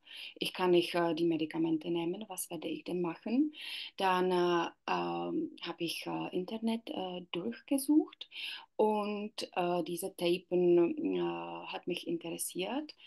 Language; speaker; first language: German; non-native, learner; Czech